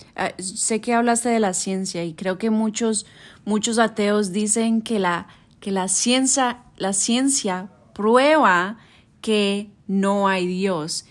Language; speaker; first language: Spanish; early bilingual, heritage; Spanish